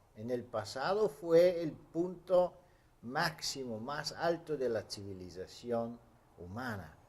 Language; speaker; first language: Spanish; non-native, fluent; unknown